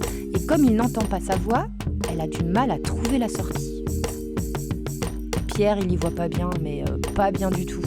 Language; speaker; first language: French; native; French